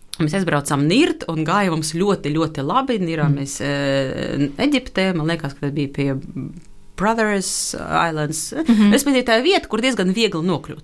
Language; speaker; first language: Latvian; non-native, local second language; Russian